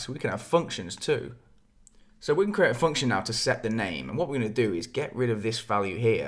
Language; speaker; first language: English; native; English